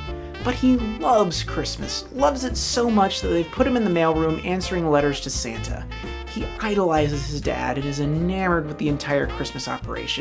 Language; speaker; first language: English; native; English